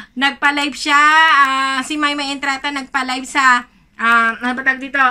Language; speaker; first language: Filipino; native; Filipino